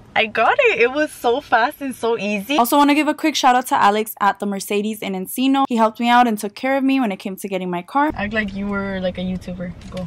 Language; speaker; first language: English; native; English